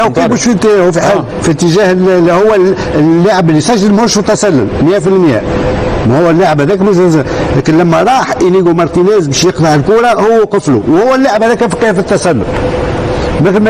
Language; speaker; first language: Arabic; native; Arabic